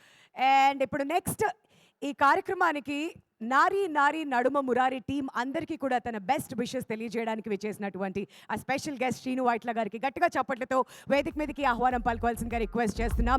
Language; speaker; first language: Telugu; native; Telugu